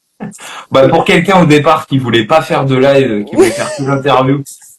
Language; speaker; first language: French; native; French